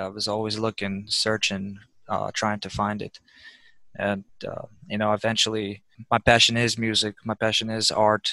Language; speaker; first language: English; early bilingual, other home language; Russian